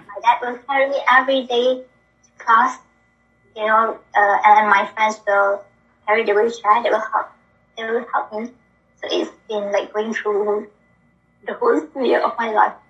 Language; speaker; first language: English; non-native, local second language; Malay